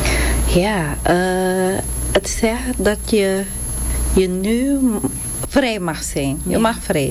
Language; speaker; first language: Dutch; non-native, local second language; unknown